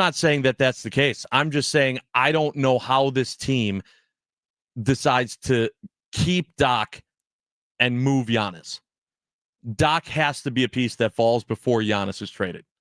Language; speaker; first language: English; native; English